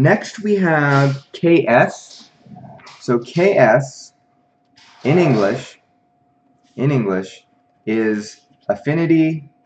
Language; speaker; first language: English; native; English